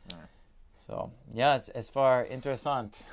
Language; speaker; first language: German; non-native, learner; English